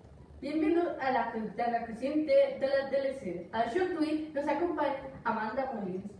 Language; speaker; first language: French; non-native, learner; Spanish